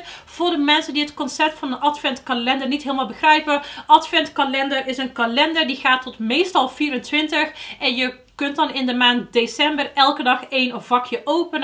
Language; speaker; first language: Dutch; native; Dutch